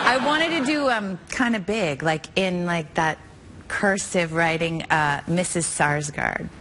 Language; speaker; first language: English; native; English